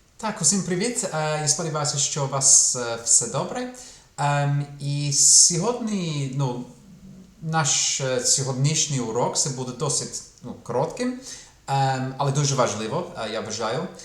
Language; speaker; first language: Ukrainian; non-native, fluent; English